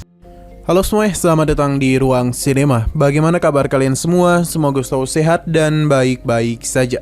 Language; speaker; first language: Indonesian; native; Indonesian